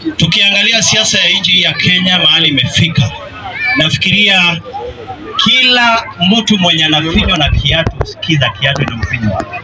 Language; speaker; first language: Swahili; non-native, local second language; Kamba